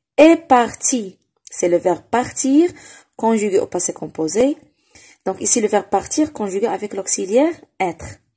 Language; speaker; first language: French; non-native, local second language; Arabic